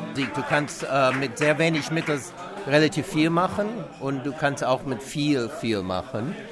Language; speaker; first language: German; non-native, fluent; English